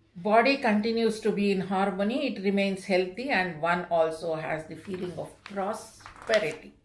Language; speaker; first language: English; non-native, local second language; Kannada